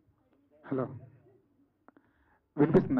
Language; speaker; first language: Telugu; native; Telugu